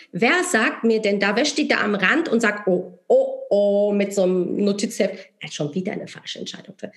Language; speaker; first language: German; non-native, fluent; Polish